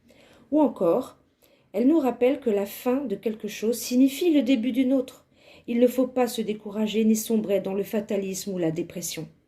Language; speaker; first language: French; native; French